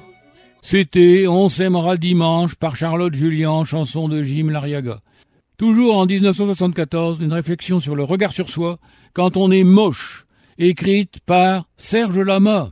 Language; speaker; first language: French; native; French